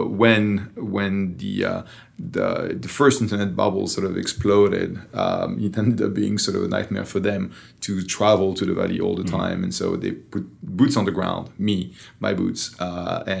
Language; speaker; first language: English; non-native, fluent; French